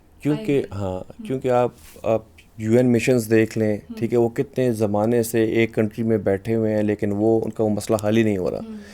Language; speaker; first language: Urdu; non-native, local second language; Pashto